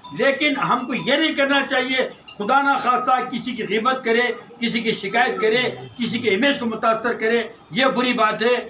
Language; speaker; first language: Urdu; native; Urdu